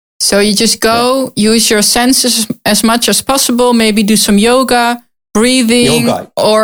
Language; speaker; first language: English; non-native, learner; Dutch